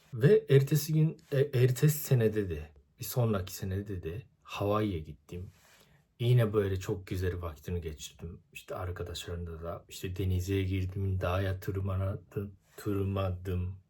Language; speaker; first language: Turkish; non-native, fluent; Japanese